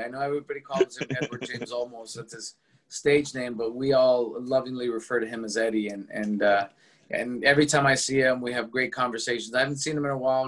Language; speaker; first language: English; early bilingual, other home language; Spanish